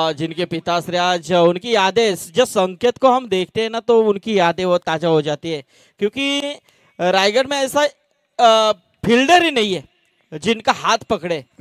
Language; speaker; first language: Hindi; non-native, local second language; Marathi